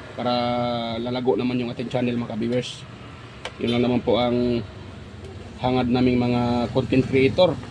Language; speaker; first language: Filipino; non-native, local second language; Cebuano